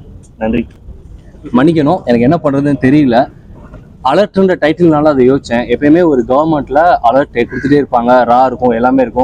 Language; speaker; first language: Tamil; native; Tamil